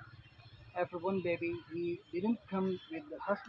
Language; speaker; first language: English; non-native, local second language; Urdu